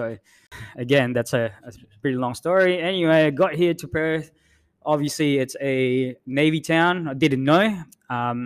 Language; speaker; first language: English; non-native, local second language; Filipino